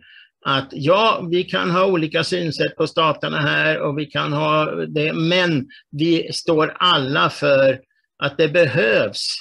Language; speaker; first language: Swedish; native; Swedish